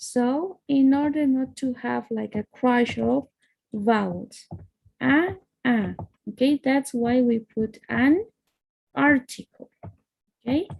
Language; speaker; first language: English; non-native, fluent; Spanish